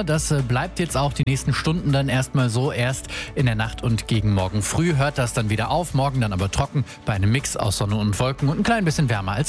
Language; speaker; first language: German; native; German